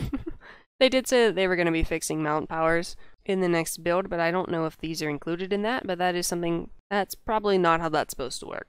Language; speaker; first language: English; native; English